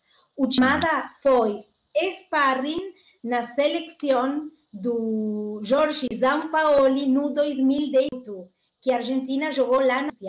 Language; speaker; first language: Portuguese; non-native, learner; Spanish